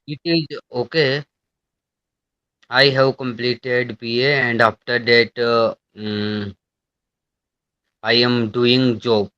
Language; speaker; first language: English; non-native, learner; Hindi